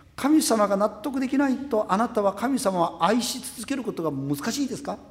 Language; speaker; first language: Japanese; non-native, fluent; Korean